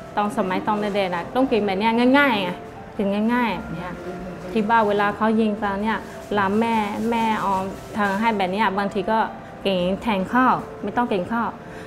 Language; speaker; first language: Thai; non-native, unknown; Karen languages